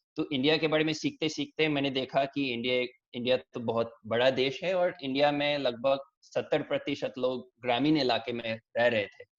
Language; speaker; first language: Hindi; early bilingual, heritage; English